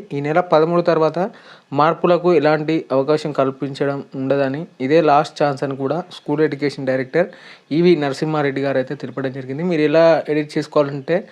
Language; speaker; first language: Telugu; native; Telugu